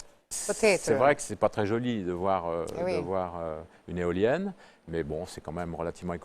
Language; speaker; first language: French; native; French